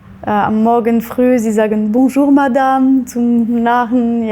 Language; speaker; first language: German; non-native, fluent; French